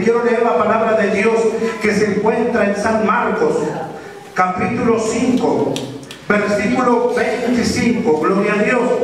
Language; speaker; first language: Spanish; native; Spanish